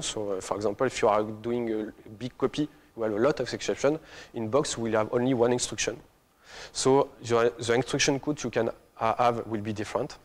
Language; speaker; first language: English; non-native, fluent; French